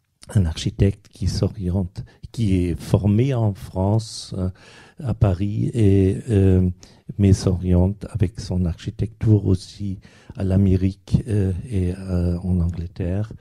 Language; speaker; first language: French; non-native, fluent; German